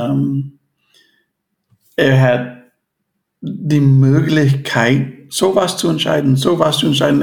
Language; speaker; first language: German; non-native, fluent; English